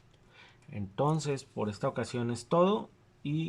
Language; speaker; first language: Spanish; native; Spanish